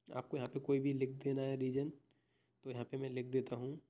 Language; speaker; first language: Hindi; native; Hindi